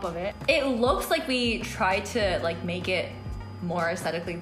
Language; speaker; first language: English; non-native, local second language; Chinese